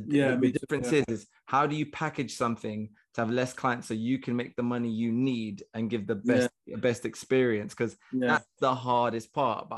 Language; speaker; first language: English; native; English